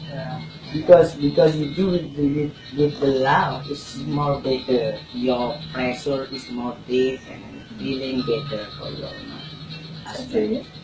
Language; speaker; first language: English; non-native, learner; Indonesian